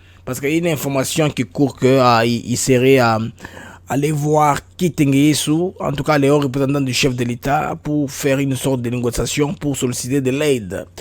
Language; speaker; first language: French; non-native, local second language; Lingala